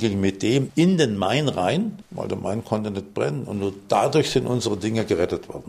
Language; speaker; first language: German; native; German